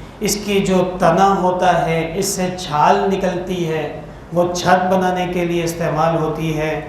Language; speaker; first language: Urdu; non-native, local second language; Pashto